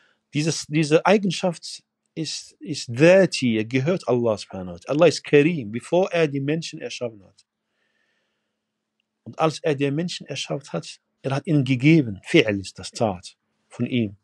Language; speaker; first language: German; non-native, fluent; Arabic